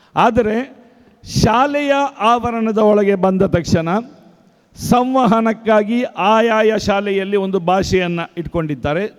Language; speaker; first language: Kannada; non-native, local second language; Konkani